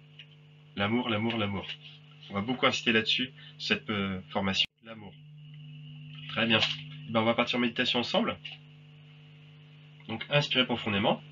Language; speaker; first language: French; native; French